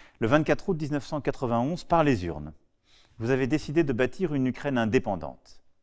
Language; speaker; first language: French; native; French